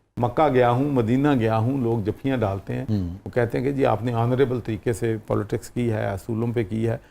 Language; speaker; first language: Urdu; non-native, local second language; Punjabi